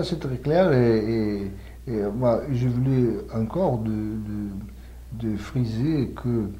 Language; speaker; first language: French; non-native, fluent; Portuguese